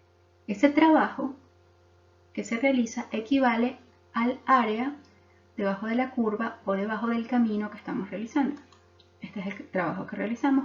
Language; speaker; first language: Spanish; native; Spanish